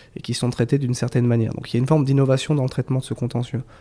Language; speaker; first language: French; native; French